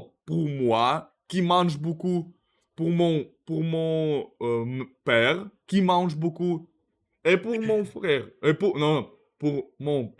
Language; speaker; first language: French; non-native, learner; Russian